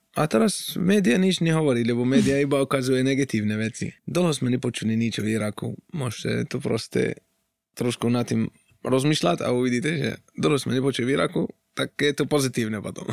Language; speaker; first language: Slovak; non-native, fluent; Arabic